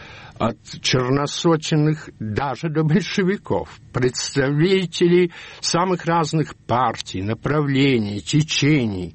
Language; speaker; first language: Russian; early bilingual, heritage; Russian